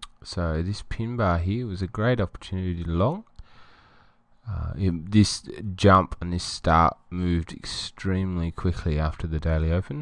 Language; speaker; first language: English; native; English